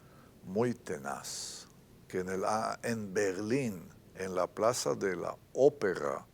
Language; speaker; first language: Spanish; non-native, fluent; Hebrew